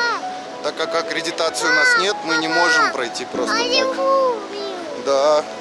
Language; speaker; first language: Russian; native; Russian